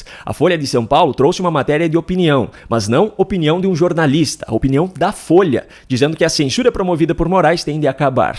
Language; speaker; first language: Portuguese; native; Portuguese